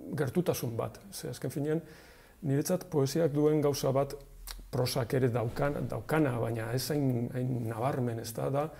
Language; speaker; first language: Basque; non-native, local second language; Spanish